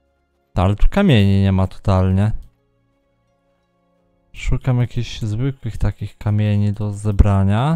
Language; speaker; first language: Polish; native; Polish